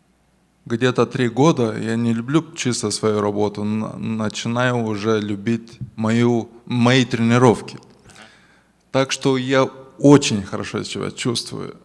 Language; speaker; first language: Russian; non-native, local second language; Romanian